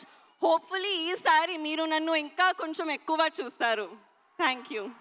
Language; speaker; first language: Telugu; non-native, learner; Hindi